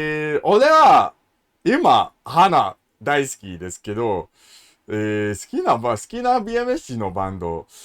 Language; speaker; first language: Japanese; non-native, learner; English